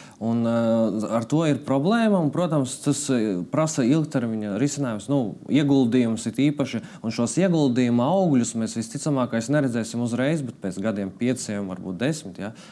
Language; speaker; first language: Latvian; non-native, local second language; Russian